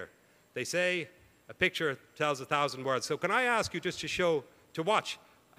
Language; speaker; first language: English; native; English